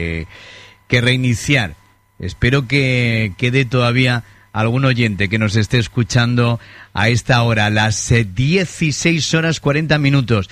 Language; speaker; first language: Spanish; native; Spanish